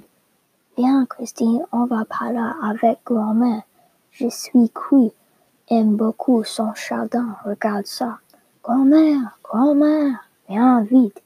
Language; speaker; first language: French; non-native, learner; English